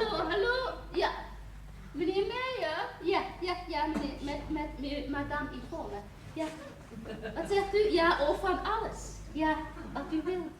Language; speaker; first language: Dutch; native; Dutch